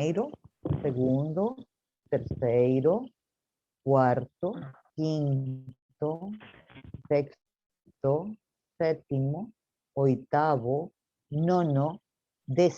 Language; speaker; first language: Portuguese; non-native, learner; Spanish